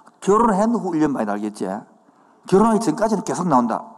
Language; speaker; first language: Korean; native; Korean